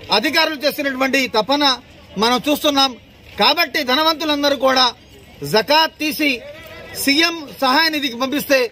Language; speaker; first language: Telugu; non-native, local second language; Urdu